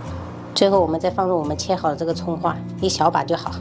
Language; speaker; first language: Chinese; native; Chinese